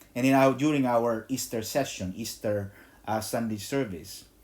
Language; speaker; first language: English; non-native, local second language; Filipino